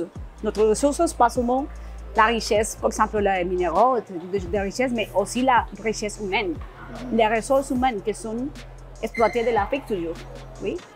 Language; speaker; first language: French; non-native, learner; Spanish